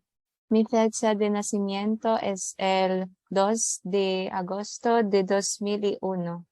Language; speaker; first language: Spanish; non-native, learner; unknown